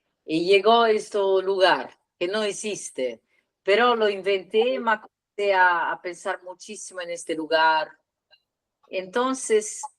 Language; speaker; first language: Spanish; non-native, learner; Italian